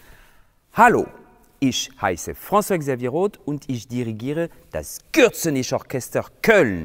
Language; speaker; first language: German; non-native, fluent; French